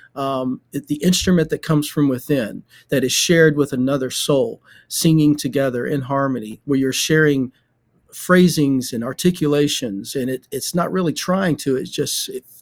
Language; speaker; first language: English; native; English